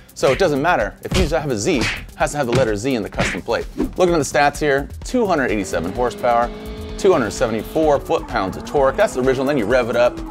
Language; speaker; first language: English; native; English